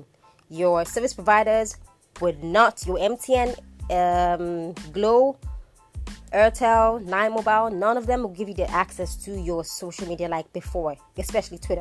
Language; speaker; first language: English; non-native, local second language; Igbo